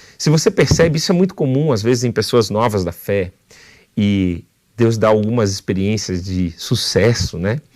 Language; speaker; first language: Portuguese; native; Portuguese